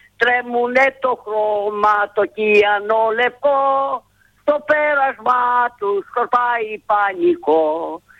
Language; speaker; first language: Greek; native; Greek